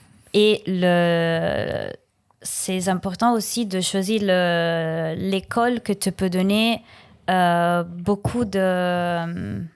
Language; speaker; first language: French; non-native, learner; Italian